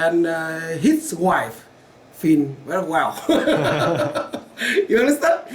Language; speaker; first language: English; non-native, learner; Vietnamese